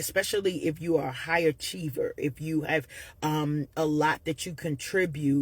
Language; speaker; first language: English; native; English